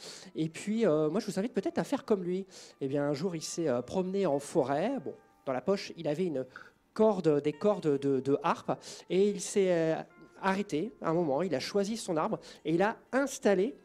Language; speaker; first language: French; native; French